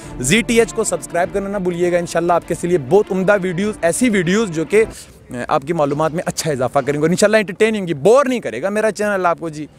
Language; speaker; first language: Urdu; non-native, local second language; Pashto